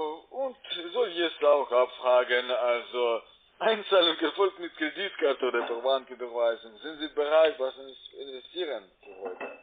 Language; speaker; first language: German; non-native, fluent; Russian